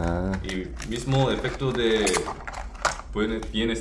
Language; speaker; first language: Spanish; non-native, learner; Korean